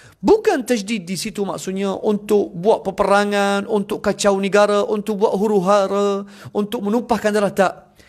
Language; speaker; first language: Malay; non-native, fluent; Arabic